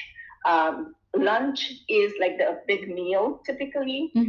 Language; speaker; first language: English; non-native, local second language; Bangla